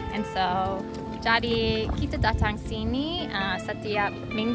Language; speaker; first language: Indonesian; non-native, learner; English